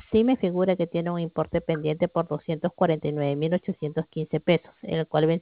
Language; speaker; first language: Spanish; native; Spanish